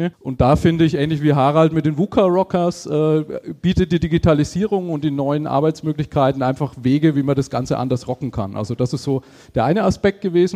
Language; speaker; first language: German; native; German